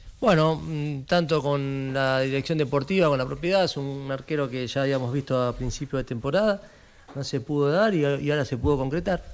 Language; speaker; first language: Spanish; native; Spanish